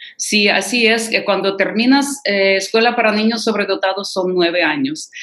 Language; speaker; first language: Spanish; non-native, fluent; Russian